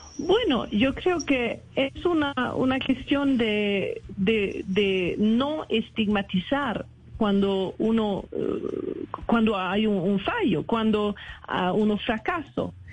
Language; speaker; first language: Spanish; non-native, fluent; Swedish